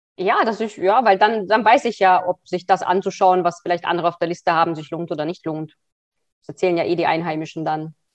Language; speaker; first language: German; early bilingual, other home language; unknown